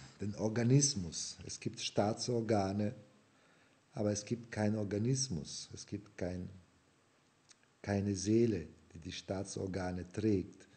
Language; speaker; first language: German; non-native, fluent; Italian